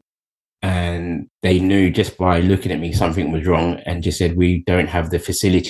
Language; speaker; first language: English; native; English